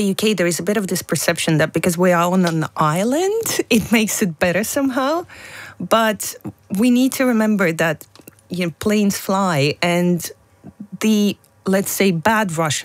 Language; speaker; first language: English; non-native, fluent; Russian